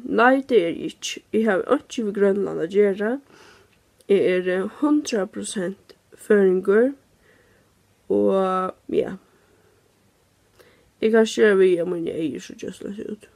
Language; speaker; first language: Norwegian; non-native, learner; Faroese